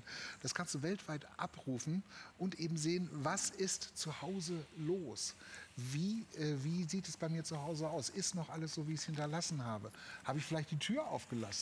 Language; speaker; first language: German; native; German